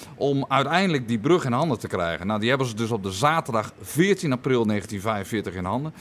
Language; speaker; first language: Dutch; native; Dutch